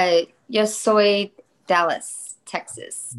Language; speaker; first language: Spanish; non-native, learner; English